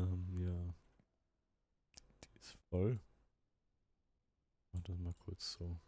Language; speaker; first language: German; native; German